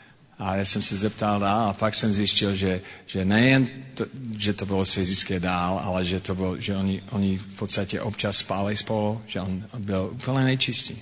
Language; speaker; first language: Czech; non-native, fluent; English